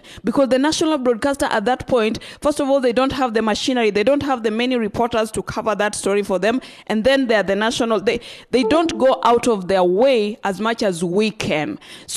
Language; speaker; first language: English; non-native, local second language; Luyia